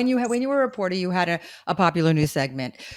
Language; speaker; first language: English; native; English